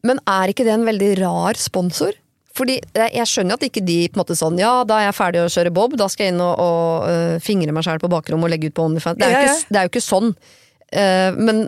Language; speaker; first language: Norwegian; native; Norwegian